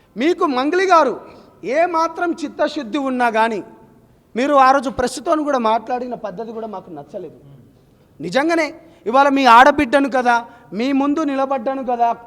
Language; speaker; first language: Telugu; non-native, local second language; Lambadi